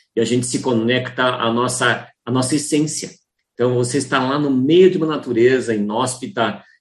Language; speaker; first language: Portuguese; native; Portuguese